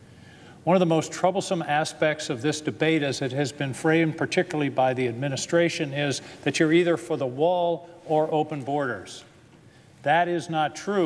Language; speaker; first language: English; native; English